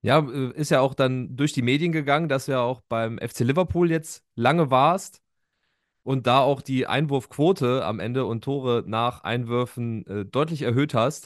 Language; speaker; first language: German; native; German